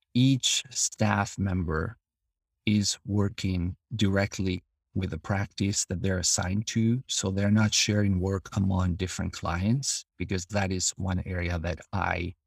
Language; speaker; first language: English; non-native, fluent; Albanian